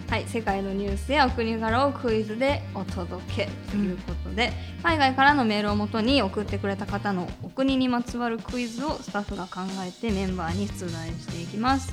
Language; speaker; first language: Japanese; native; Japanese